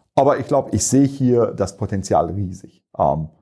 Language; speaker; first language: German; non-native, fluent; Turkish